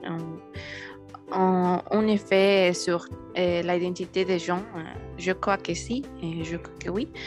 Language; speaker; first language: French; non-native, learner; Spanish